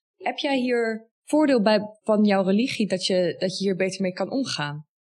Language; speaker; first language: Dutch; native; Dutch